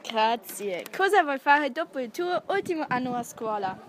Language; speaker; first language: Italian; non-native, learner; German